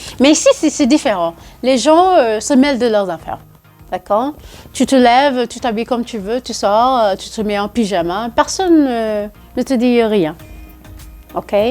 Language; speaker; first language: French; non-native, local second language; Wolof